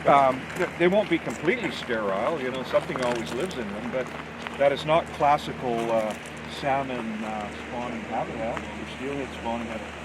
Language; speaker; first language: English; native; English